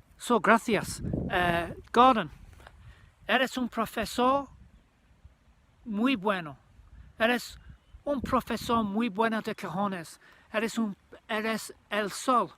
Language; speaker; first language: Spanish; non-native, learner; English